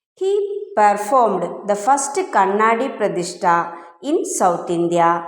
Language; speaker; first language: English; non-native, local second language; Malayalam